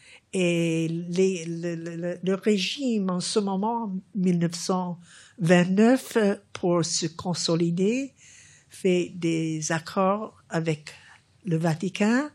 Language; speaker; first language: French; non-native, fluent; English